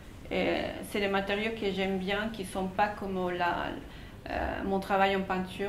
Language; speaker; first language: French; non-native, fluent; Spanish